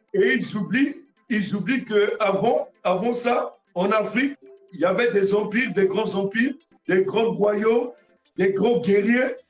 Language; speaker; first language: French; non-native, local second language; Sango